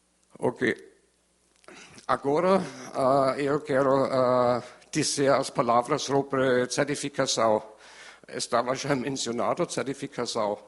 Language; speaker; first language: Portuguese; non-native, learner; German